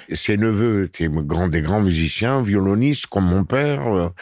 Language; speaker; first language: French; native; French